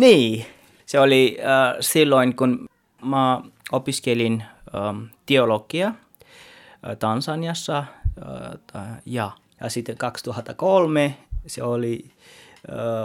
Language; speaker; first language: Finnish; non-native, learner; Tswana